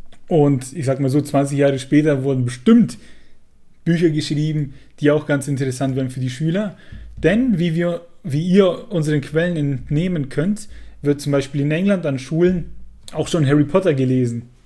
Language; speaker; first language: German; native; German